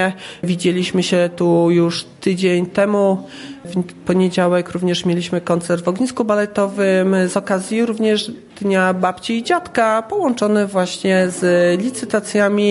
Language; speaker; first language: Polish; native; Polish